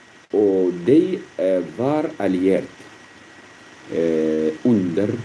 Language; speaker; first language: Swedish; non-native, learner; Arabic